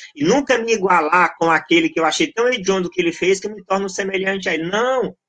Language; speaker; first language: Portuguese; native; Portuguese